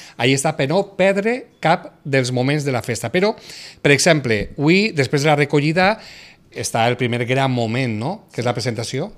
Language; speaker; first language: Catalan; native; Catalan